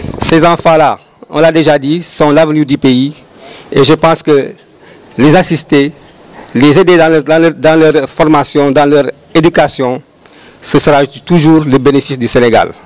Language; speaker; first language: French; non-native, local second language; Wolof